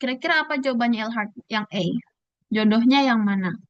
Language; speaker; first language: Indonesian; native; Indonesian